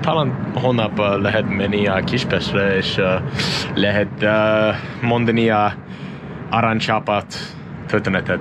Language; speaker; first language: Hungarian; non-native, learner; English